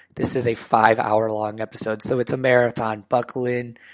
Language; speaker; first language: English; native; English